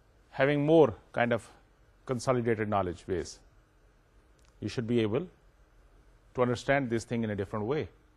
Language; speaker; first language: English; non-native, local second language; Urdu